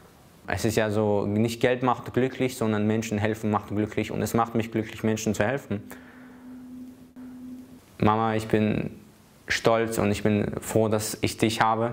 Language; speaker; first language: German; early bilingual, other home language; Chechen